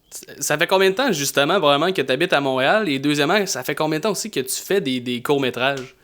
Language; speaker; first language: French; native; French